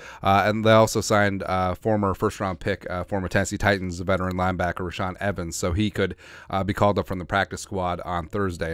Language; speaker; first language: English; native; English